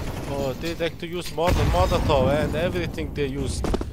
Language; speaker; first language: English; non-native, learner; Mongolian